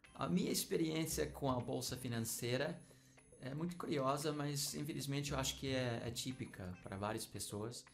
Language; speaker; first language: Portuguese; non-native, fluent; English